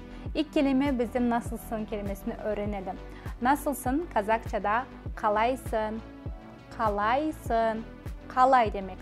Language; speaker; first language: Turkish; non-native, fluent; Kazakh